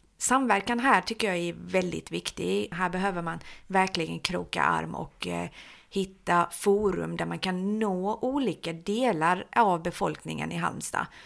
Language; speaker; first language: Swedish; early bilingual, other home language; Persian